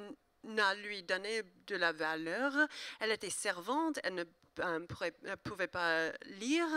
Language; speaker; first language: French; non-native, learner; English